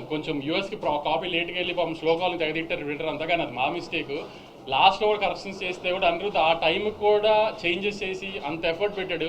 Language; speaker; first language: Telugu; native; Telugu